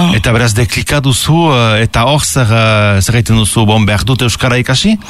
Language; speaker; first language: Basque; native; Basque